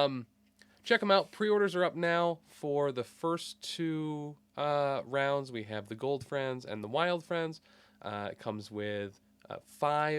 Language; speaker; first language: English; native; English